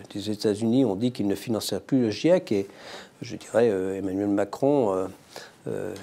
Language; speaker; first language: French; native; French